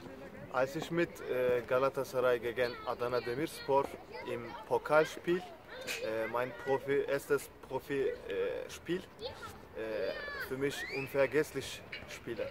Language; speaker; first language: German; non-native, learner; Turkish